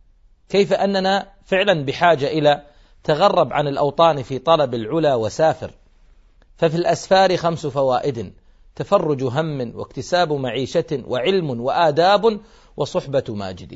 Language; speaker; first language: Arabic; native; Arabic